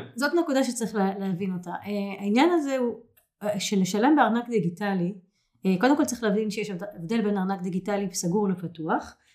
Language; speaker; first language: Hebrew; native; Hebrew